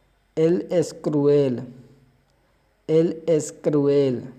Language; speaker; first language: Spanish; non-native, fluent; Urdu